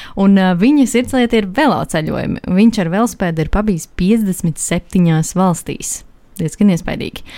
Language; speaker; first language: Latvian; native; Latvian